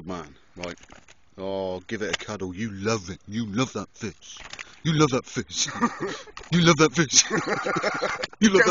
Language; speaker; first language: English; native; English